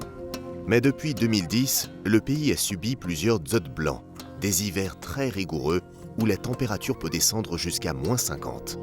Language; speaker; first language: French; native; French